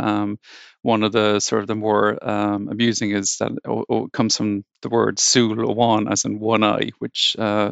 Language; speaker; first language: English; native; English